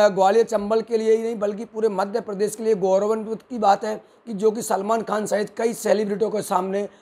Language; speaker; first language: Hindi; native; Hindi